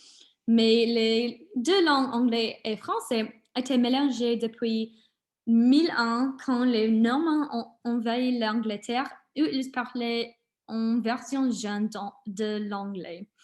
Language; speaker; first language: French; non-native, learner; English